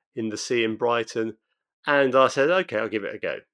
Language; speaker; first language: English; native; English